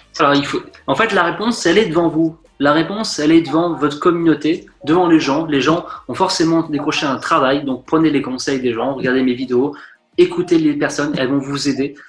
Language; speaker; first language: French; native; French